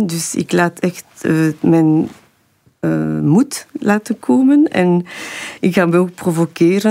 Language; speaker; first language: Dutch; non-native, local second language; French